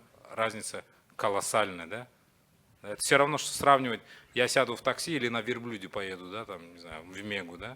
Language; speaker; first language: Russian; native; Russian